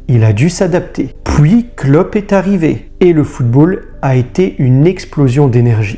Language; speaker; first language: French; native; French